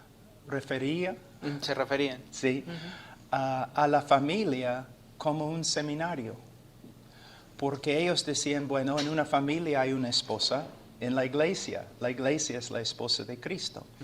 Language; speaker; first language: Spanish; non-native, fluent; English